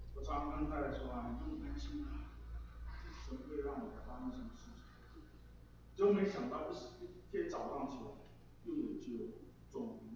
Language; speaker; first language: Chinese; non-native, local second language; English